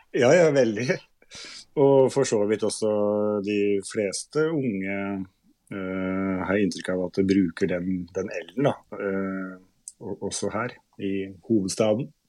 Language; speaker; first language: Norwegian; native; Norwegian